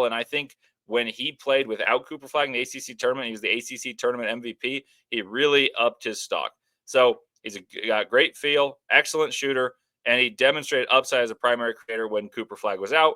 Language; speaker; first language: English; native; English